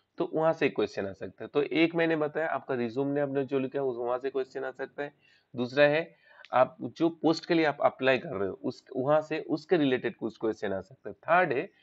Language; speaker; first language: Hindi; non-native, local second language; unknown